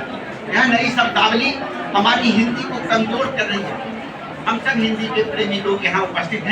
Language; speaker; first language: Hindi; native; Hindi